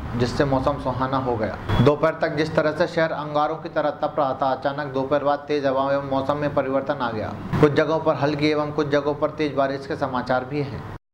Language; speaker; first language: Hindi; native; Hindi